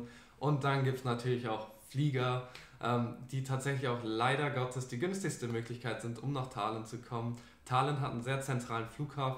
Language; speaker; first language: German; native; German